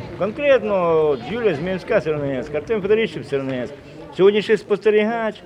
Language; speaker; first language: Ukrainian; non-native, local second language; Russian